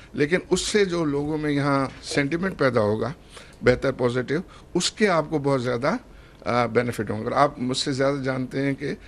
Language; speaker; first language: Urdu; native; Urdu